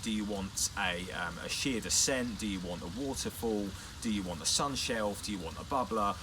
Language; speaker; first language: English; native; English